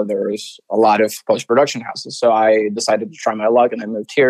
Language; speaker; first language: English; non-native, fluent; Spanish